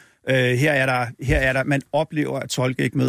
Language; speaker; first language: Danish; native; Danish